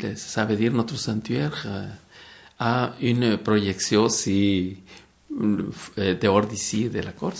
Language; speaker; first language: French; non-native, fluent; Spanish